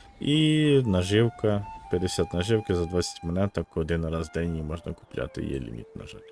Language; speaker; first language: Ukrainian; native; Ukrainian